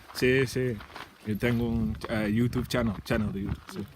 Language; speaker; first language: Spanish; non-native, learner; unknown